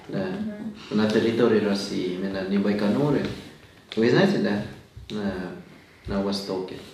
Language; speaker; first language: Russian; non-native, fluent; Thai